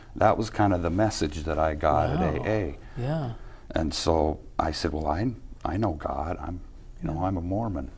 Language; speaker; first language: English; native; English